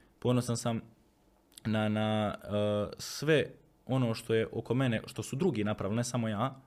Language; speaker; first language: Croatian; native; Croatian